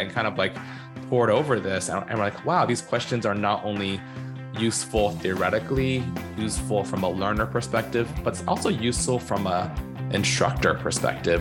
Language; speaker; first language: English; native; English